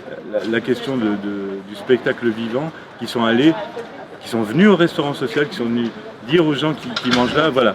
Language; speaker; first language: French; native; French